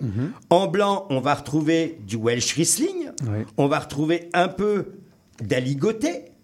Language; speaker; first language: French; native; French